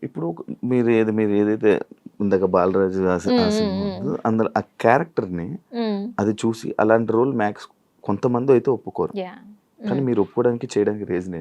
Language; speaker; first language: Telugu; native; Telugu